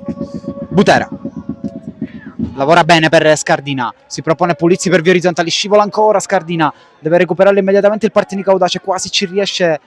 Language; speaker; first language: Italian; native; Italian